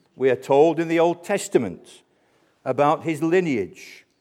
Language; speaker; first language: English; native; English